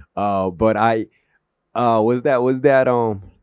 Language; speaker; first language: English; early bilingual, other home language; Korean